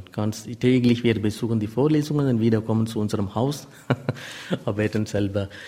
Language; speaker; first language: German; non-native, learner; Tamil